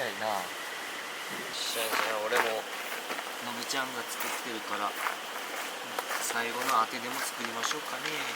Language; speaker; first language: Japanese; native; Japanese